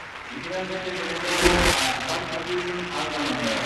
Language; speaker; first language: Spanish; native; Spanish